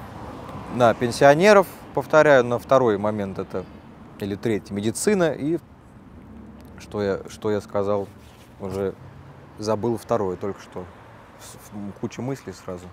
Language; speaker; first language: Russian; native; Russian